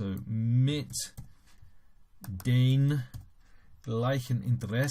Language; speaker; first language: German; non-native, fluent; English